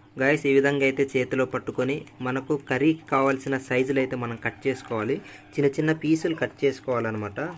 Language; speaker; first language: Telugu; non-native, local second language; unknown